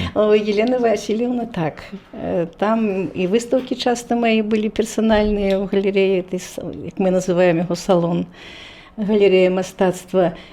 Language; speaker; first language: Belarusian; native; Belarusian